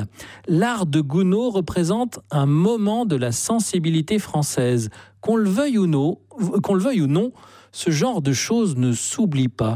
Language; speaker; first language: French; native; French